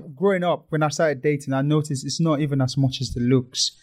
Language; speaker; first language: English; non-native, local second language; Yoruba